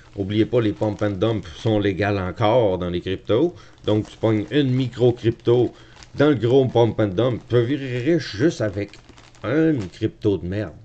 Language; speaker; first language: French; native; French